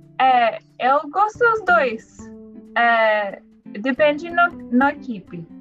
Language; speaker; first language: Portuguese; non-native, learner; English